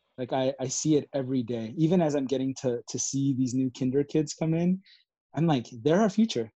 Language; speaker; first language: English; early bilingual, other home language; Spanish